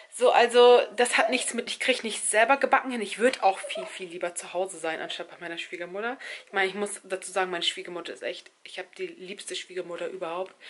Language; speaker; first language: German; early bilingual, other home language; Turkish